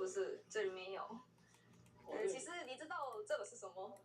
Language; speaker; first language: Chinese; non-native, learner; Korean